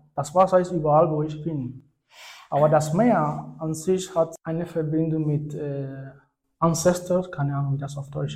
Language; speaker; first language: German; non-native, fluent; Spanish